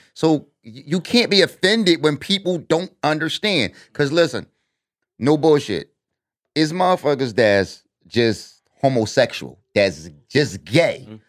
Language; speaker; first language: English; native; English